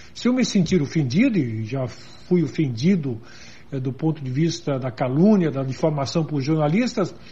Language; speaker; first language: Portuguese; native; Portuguese